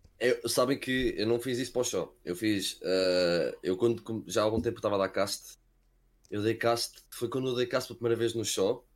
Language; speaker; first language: Portuguese; early bilingual, heritage; Portuguese